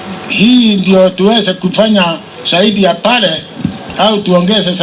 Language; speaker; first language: Swahili; non-native, local second language; Meru